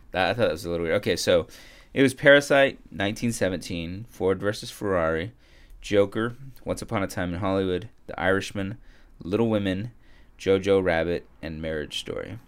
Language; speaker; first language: English; early bilingual, other home language; Spanish